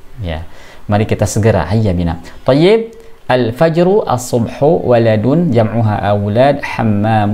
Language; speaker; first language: Arabic; non-native, fluent; Indonesian